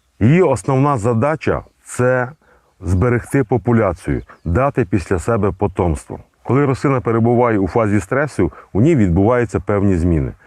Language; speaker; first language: Ukrainian; native; Ukrainian